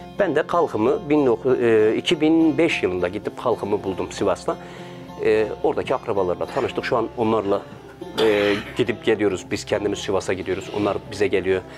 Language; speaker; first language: Turkish; native; Turkish